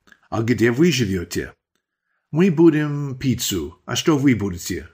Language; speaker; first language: Russian; non-native, fluent; English